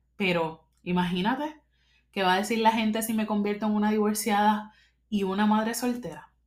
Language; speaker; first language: Spanish; native; Spanish